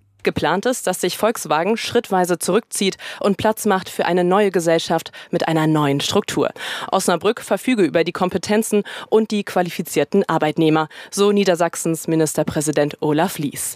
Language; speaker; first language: German; native; German